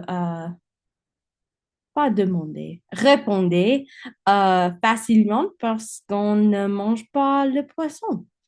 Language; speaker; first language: French; non-native, learner; English